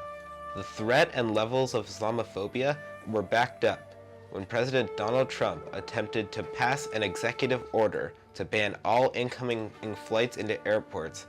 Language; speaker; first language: English; native; English